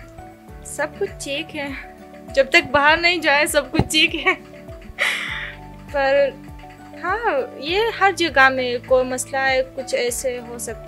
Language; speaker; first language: Hindi; non-native, learner; Russian